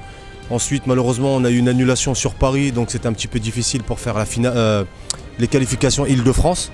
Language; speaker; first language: French; native; French